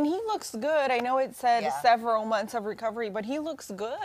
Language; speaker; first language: English; native; English